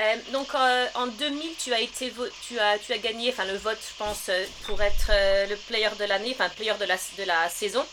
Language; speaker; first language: French; early bilingual, heritage; French